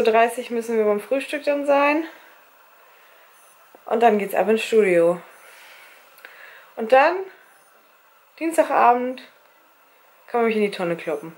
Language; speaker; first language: German; native; German